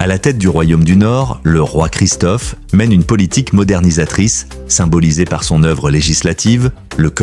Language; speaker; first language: French; non-native, local second language; Haitian Creole